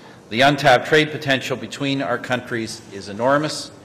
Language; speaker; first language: English; native; English